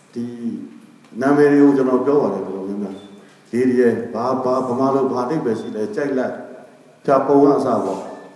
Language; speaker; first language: Burmese; native; Burmese